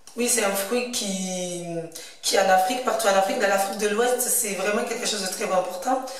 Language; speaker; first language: French; early bilingual, other home language; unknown